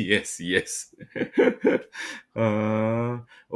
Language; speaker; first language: English; non-native, learner; Japanese